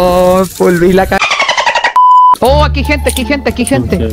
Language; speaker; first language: Spanish; native; Spanish